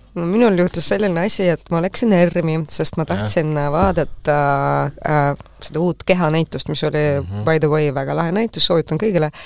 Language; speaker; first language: Estonian; native; Estonian